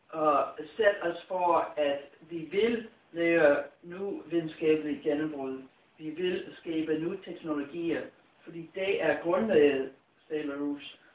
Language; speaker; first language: Danish; non-native, fluent; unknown